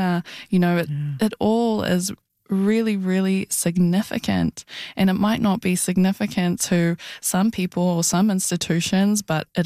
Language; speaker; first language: English; native; English